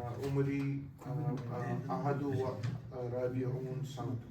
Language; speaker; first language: Arabic; non-native, learner; Kashmiri